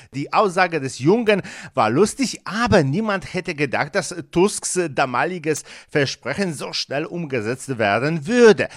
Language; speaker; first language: German; non-native, fluent; Polish